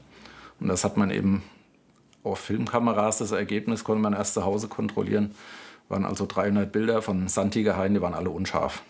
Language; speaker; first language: German; native; German